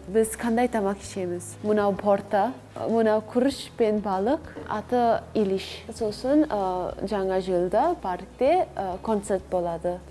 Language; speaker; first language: Kazakh; non-native, learner; Bangla